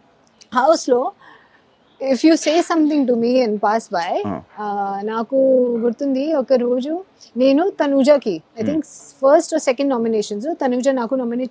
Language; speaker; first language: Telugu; non-native, learner; Hindi